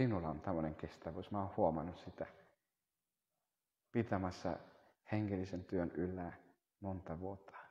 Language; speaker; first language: Finnish; non-native, fluent; Spanish